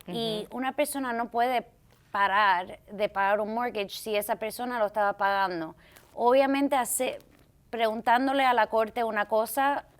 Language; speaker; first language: Spanish; early bilingual, heritage; Spanish